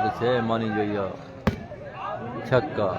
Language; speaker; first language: Hindi; non-native, local second language; Punjabi